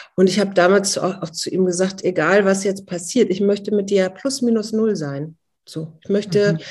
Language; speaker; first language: German; native; German